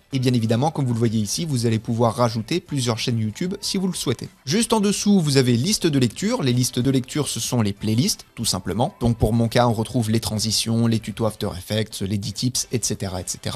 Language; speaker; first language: French; native; French